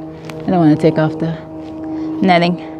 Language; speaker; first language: English; native; English